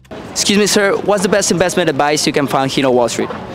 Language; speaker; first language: English; non-native, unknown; Spanish